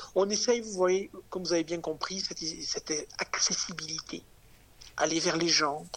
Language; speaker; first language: French; native; French